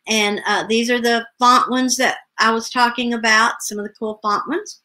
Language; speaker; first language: English; native; English